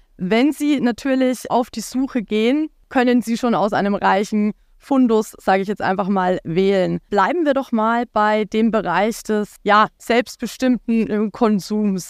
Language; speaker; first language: German; native; German